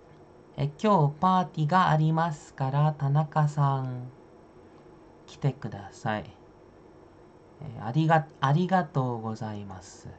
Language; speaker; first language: Japanese; non-native, fluent; Indonesian